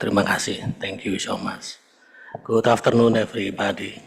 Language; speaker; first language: English; non-native, fluent; Indonesian